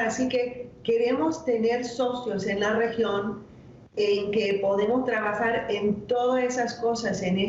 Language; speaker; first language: Spanish; non-native, fluent; English